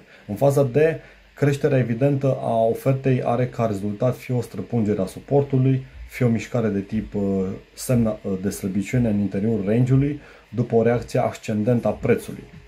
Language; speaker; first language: Romanian; native; Romanian